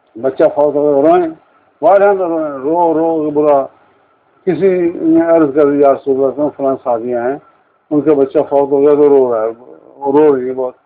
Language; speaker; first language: Urdu; non-native, local second language; Punjabi